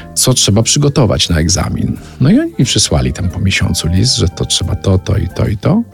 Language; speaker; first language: Polish; native; Polish